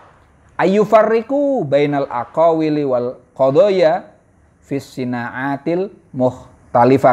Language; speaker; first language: Arabic; non-native, fluent; Indonesian